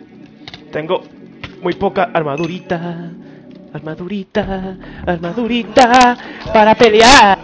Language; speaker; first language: Spanish; native; Spanish